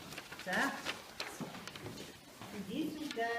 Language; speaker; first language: Russian; non-native, fluent; Mongolian